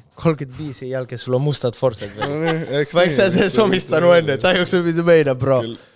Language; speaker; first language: Finnish; non-native, fluent; Spanish